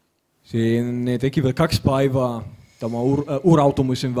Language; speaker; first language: Finnish; non-native, learner; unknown